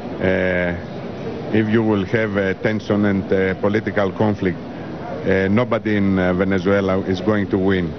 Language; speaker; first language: English; non-native, fluent; Greek